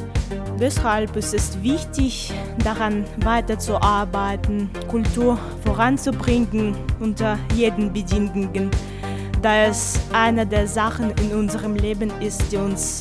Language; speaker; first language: German; non-native, fluent; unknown